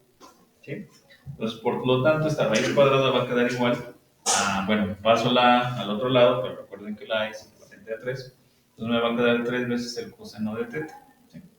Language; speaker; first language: Spanish; native; Spanish